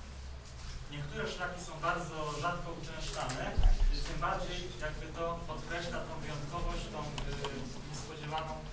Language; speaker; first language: Polish; native; Polish